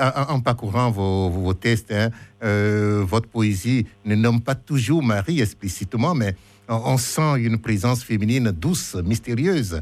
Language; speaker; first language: French; native; French